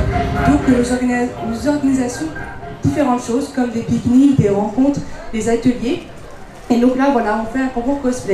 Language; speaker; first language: French; native; French